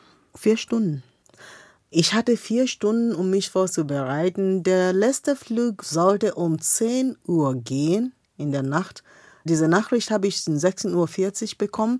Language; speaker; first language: German; non-native, fluent; Igbo